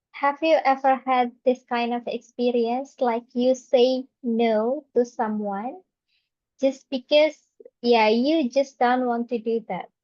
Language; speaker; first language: English; non-native, fluent; Indonesian